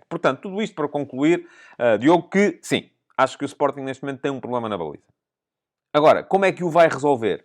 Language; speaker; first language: Portuguese; native; Portuguese